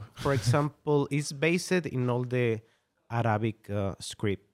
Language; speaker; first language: English; non-native, fluent; Spanish